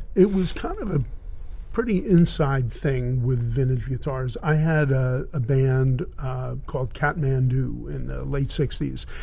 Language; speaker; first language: English; native; English